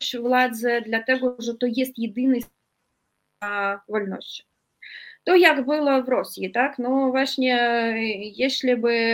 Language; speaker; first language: Polish; non-native, fluent; Russian